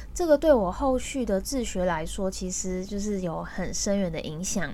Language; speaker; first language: Chinese; native; Chinese